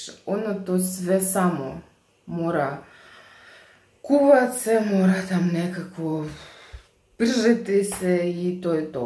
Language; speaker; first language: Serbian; non-native, learner; Russian